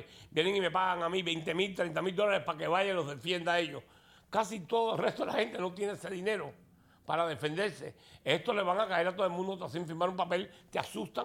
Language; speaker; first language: Spanish; native; Spanish